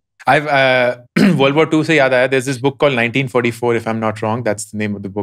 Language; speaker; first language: English; non-native, local second language; Hindi